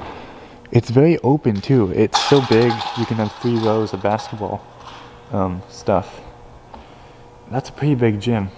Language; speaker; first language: English; native; English